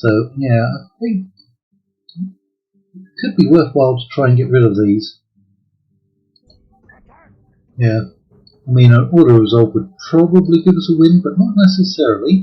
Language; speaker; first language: English; native; English